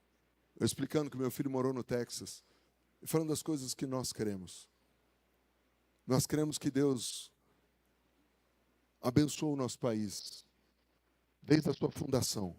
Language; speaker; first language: Portuguese; native; Portuguese